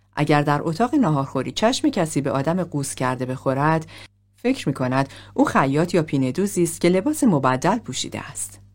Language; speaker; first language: Persian; native; Persian